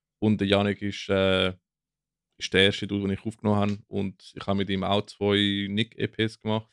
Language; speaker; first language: German; non-native, fluent; English